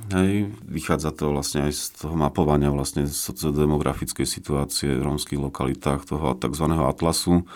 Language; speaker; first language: Slovak; native; Slovak